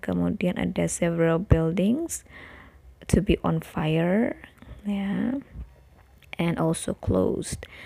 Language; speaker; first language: English; non-native, fluent; Indonesian